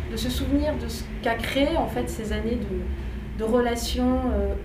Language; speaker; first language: French; native; French